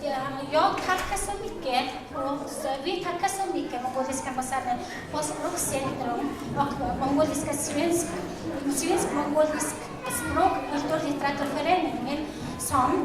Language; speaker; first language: Swedish; non-native, fluent; Mongolian